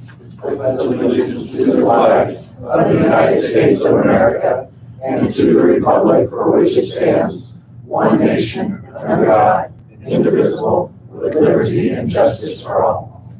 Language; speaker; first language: English; native; English